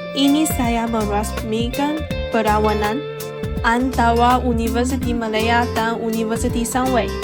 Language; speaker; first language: Malay; non-native, learner; Chinese